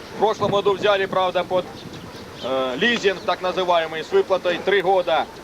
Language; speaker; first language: Russian; native; Russian